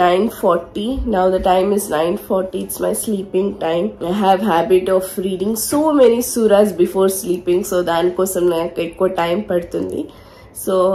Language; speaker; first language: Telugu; native; Telugu